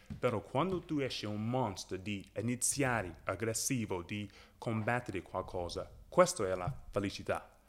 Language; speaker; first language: Italian; non-native, learner; English